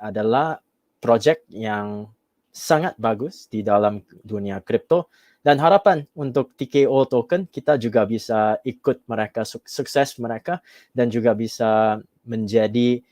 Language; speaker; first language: Indonesian; non-native, fluent; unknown